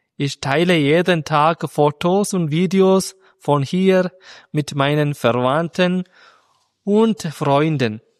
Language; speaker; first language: German; non-native, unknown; Malayalam